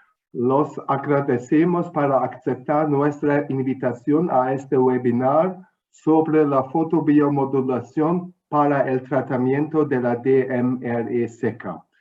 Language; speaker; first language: Spanish; non-native, fluent; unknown